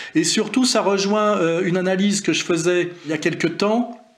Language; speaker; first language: French; native; French